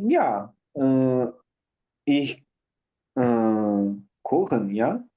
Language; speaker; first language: German; non-native, learner; Portuguese